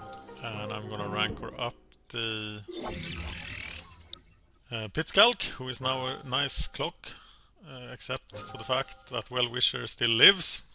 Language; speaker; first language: English; non-native, fluent; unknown